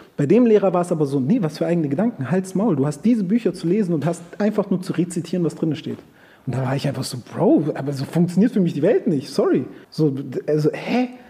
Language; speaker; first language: German; early bilingual, other home language; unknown